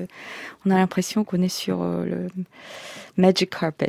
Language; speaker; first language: French; non-native, fluent; Korean